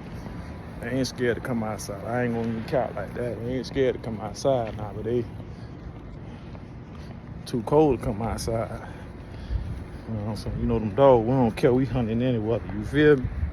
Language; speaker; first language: English; native; English